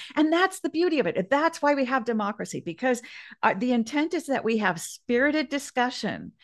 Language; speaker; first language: English; native; English